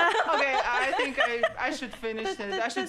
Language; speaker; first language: English; non-native, learner; Russian